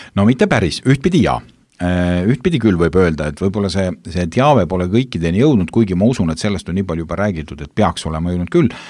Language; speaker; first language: Estonian; native; Estonian